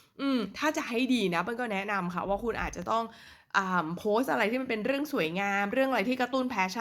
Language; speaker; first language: Thai; native; Thai